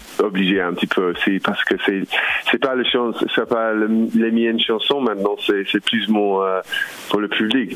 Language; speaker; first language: French; non-native, learner; English